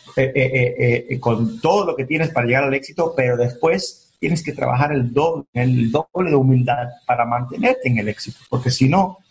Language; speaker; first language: Spanish; early bilingual, heritage; Spanish